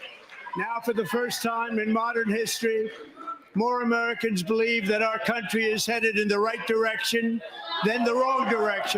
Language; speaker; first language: English; native; English